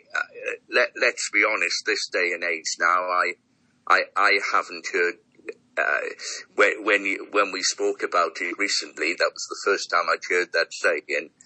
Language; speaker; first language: English; native; English